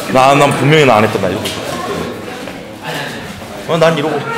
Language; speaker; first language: Korean; native; Korean